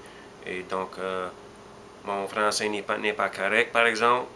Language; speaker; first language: French; early bilingual, heritage; French